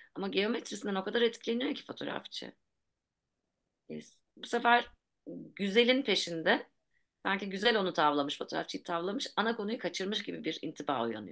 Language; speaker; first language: Turkish; native; Turkish